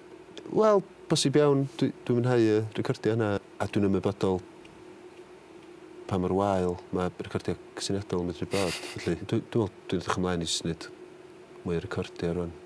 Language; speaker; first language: Welsh; native; Welsh